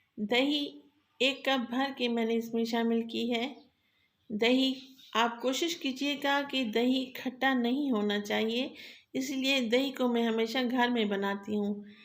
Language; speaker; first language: Urdu; non-native, local second language; Saraiki